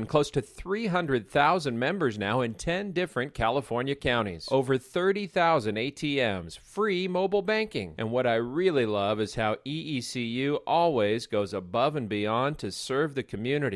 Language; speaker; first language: English; native; English